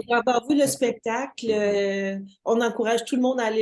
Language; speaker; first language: French; native; French